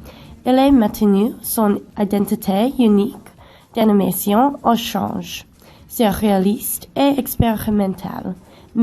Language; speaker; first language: French; non-native, learner; English